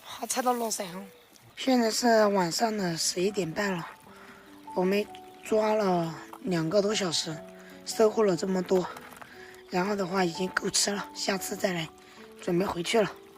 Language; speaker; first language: Chinese; native; Chinese